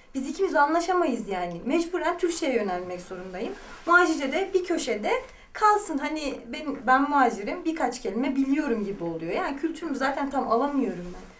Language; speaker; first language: Turkish; native; Turkish